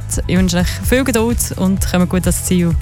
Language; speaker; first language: German; native; German